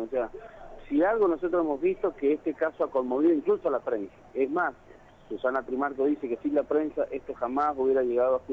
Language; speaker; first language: Spanish; native; Spanish